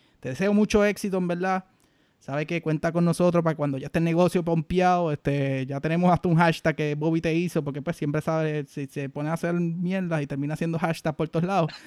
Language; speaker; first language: Spanish; native; Spanish